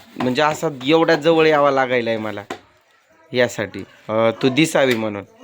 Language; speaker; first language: Marathi; native; Marathi